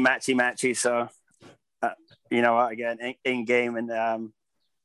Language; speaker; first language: English; native; English